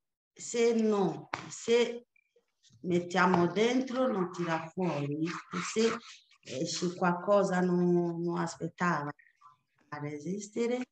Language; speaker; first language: Italian; non-native, learner; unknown